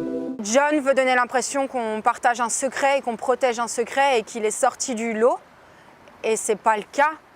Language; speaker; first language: French; native; French